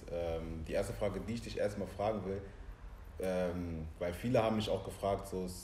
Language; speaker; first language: German; early bilingual, other home language; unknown